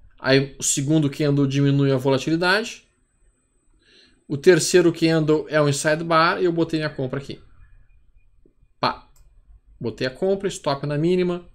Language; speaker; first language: Portuguese; native; Portuguese